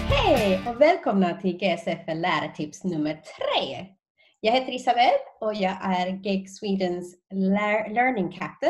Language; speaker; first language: Swedish; non-native, fluent; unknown